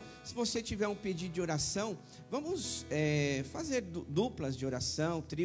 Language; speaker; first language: Portuguese; native; Portuguese